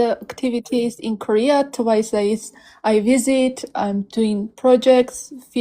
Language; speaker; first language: English; non-native, learner; Armenian